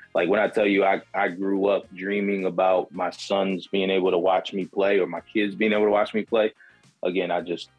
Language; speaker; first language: English; native; English